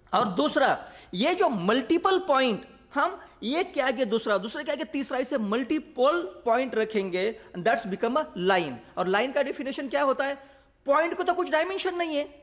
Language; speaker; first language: Hindi; non-native, local second language; Marathi